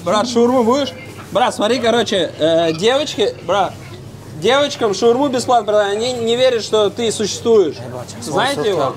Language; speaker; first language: Russian; native; Russian